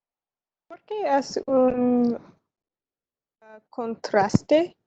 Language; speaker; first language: Spanish; non-native, learner; English